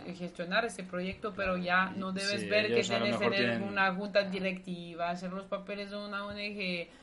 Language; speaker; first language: Spanish; non-native, fluent; Dutch